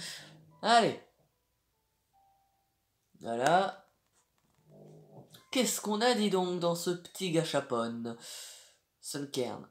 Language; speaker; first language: French; native; French